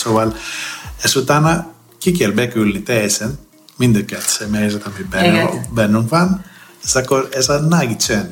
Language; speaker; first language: Hungarian; non-native, fluent; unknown